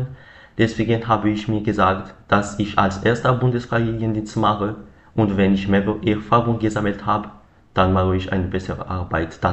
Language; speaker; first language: German; non-native, learner; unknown